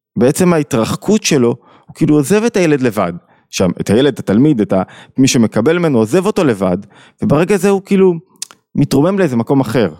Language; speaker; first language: Hebrew; native; Hebrew